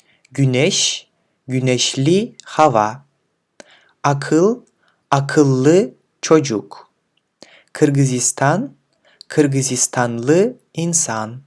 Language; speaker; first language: Turkish; non-native, fluent; Kyrgyz